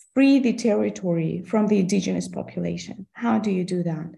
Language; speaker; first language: English; non-native, fluent; Russian